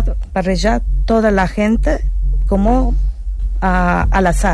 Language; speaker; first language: Catalan; non-native, learner; Italian